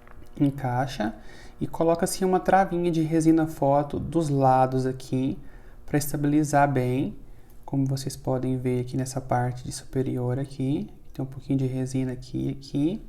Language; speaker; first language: Portuguese; native; Portuguese